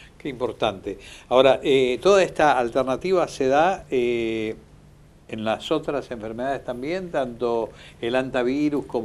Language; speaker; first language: Spanish; native; Spanish